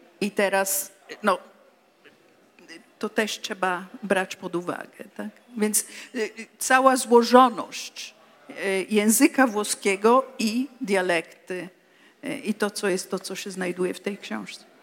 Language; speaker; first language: Polish; non-native, fluent; Italian